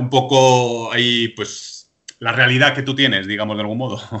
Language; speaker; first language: Spanish; native; Spanish